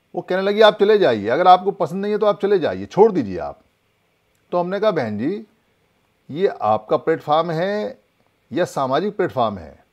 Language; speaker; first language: Hindi; native; Hindi